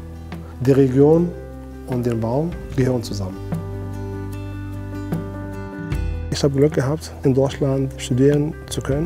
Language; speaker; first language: German; non-native, fluent; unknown